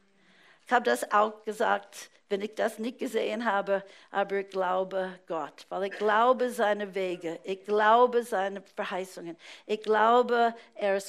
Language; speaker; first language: German; non-native, fluent; English